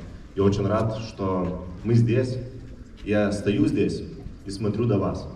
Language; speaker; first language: Russian; non-native, learner; Lithuanian